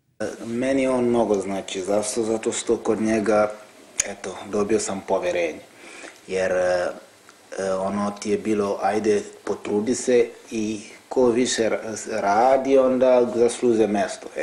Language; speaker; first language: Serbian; non-native, fluent; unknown